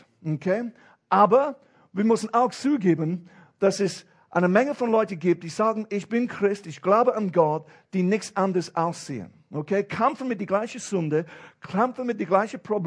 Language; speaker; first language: German; non-native, fluent; English